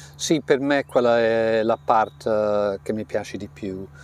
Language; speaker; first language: Italian; non-native, fluent; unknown